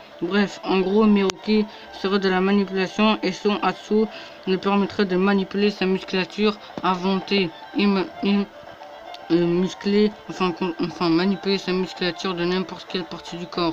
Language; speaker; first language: French; native; French